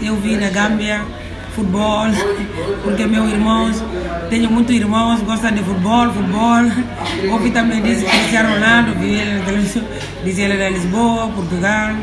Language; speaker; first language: Portuguese; non-native, learner; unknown